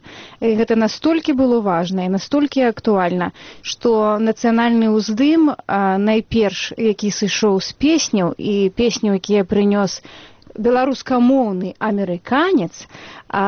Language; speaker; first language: Belarusian; native; Belarusian